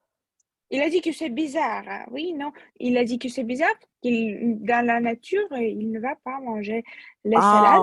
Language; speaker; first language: French; non-native, fluent; Russian